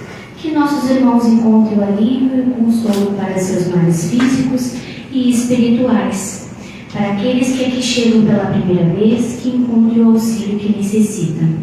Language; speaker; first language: Portuguese; native; Portuguese